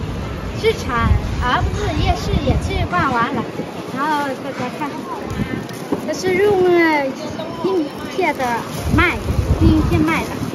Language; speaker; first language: Chinese; non-native, learner; Vietnamese